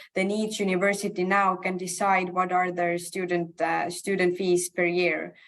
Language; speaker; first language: English; non-native, fluent; Estonian